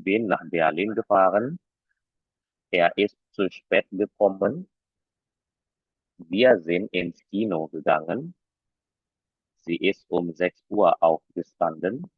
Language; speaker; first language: German; non-native, fluent; Indonesian